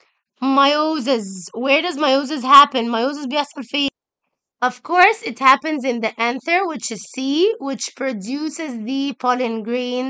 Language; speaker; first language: English; non-native, local second language; Arabic